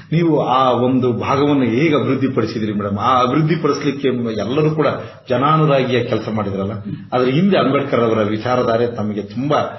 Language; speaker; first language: Kannada; native; Kannada